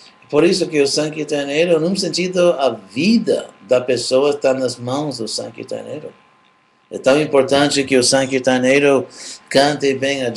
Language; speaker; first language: Portuguese; non-native, fluent; English